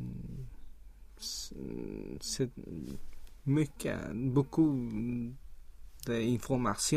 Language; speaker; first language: French; non-native, learner; Spanish